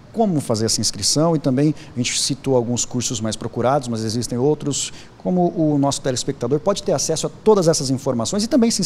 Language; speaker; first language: Portuguese; native; Portuguese